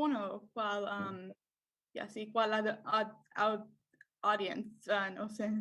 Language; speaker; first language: Spanish; non-native, learner; English